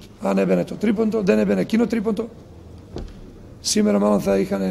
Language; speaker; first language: Greek; non-native, fluent; Serbian